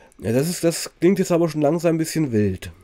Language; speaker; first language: German; native; German